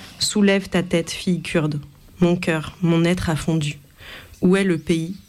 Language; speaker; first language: French; native; French